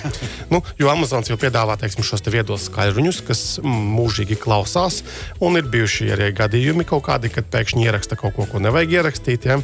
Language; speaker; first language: Latvian; native; Latvian